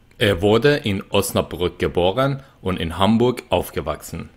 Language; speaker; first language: German; non-native, fluent; Persian